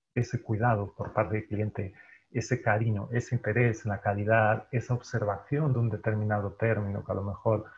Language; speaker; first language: Spanish; native; Spanish